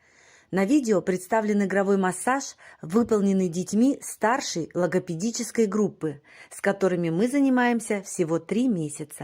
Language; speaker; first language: Russian; native; Russian